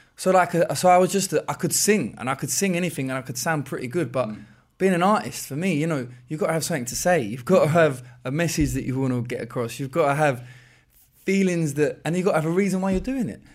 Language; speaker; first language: English; native; English